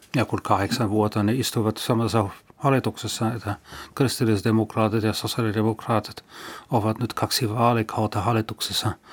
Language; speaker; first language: Finnish; non-native, fluent; German